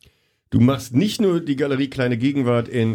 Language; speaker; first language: German; native; German